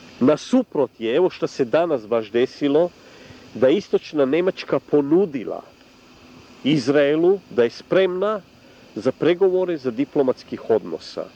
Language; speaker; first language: Serbian; non-native, local second language; Hungarian